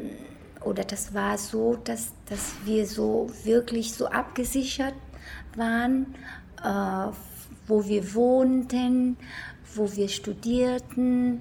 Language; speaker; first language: German; non-native, fluent; Vietnamese